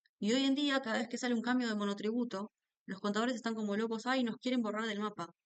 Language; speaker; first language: Spanish; native; Spanish